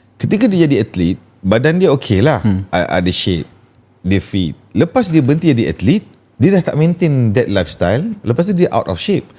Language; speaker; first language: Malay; native; Malay